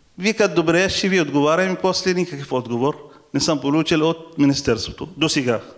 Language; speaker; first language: Bulgarian; non-native, fluent; Arabic